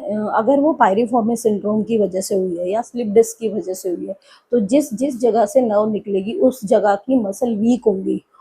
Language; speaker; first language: Hindi; native; Hindi